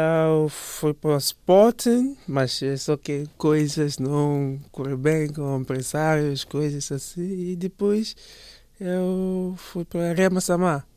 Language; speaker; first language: Portuguese; non-native, learner; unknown